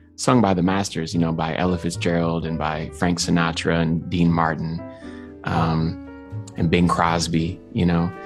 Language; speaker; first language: English; native; English